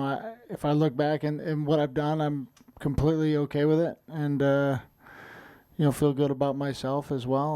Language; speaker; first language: English; native; English